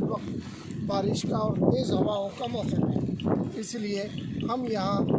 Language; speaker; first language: Hindi; non-native, local second language; Urdu